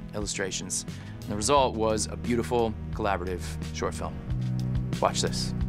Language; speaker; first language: English; native; English